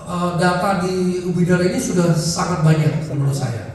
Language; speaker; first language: Indonesian; native; Indonesian